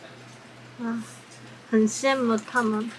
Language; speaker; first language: Chinese; non-native, learner; Korean